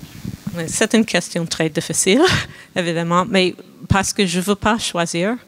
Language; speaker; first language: French; non-native, fluent; English